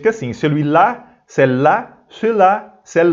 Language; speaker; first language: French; non-native, fluent; Portuguese